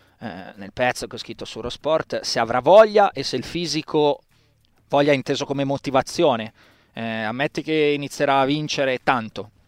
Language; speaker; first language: Italian; native; Italian